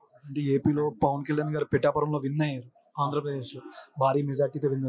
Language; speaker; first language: Telugu; native; Telugu